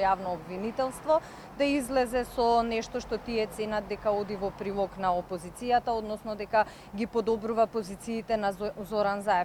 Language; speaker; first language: Macedonian; native; Macedonian